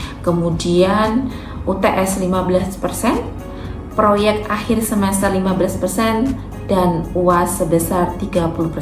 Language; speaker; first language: Indonesian; native; Indonesian